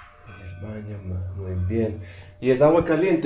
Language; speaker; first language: Spanish; non-native, learner; English